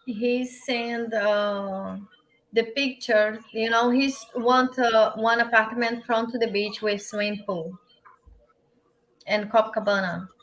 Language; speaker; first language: English; non-native, learner; Portuguese